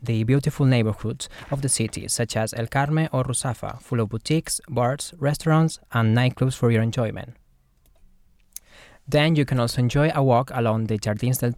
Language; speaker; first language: English; non-native, fluent; Spanish